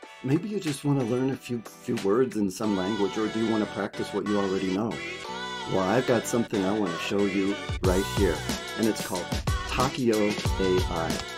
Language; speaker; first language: English; native; English